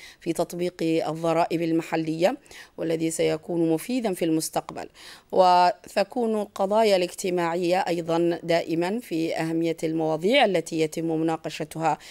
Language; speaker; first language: Arabic; non-native, local second language; Somali